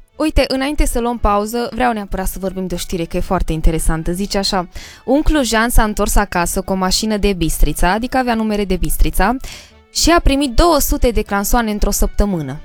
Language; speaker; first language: Romanian; early bilingual, heritage; Romanian